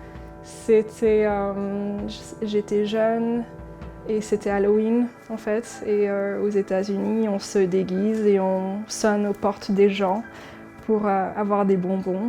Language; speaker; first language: French; early bilingual, heritage; English